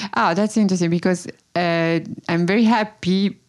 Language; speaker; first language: English; non-native, fluent; Italian